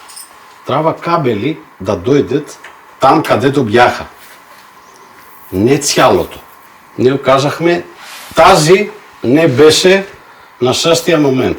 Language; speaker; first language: Bulgarian; non-native, fluent; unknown